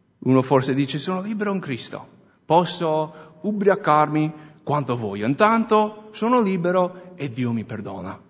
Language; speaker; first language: Italian; non-native, fluent; English